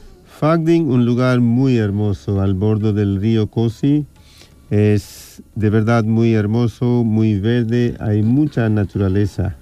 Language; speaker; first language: Spanish; non-native, fluent; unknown